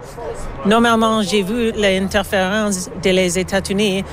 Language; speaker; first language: French; non-native, learner; English